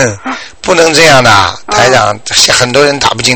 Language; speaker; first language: Chinese; native; Chinese